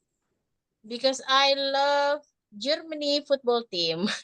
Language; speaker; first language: English; non-native, learner; Indonesian